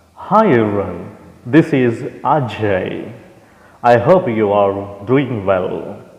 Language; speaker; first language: English; non-native, local second language; Telugu